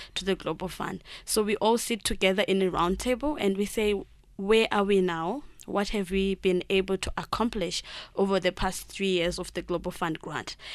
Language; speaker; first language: English; non-native, local second language; Shona